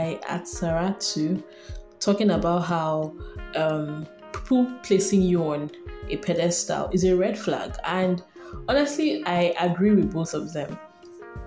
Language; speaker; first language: English; non-native, local second language; Igbo